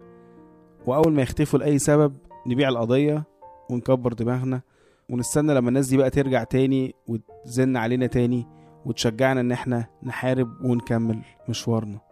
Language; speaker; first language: Arabic; native; Arabic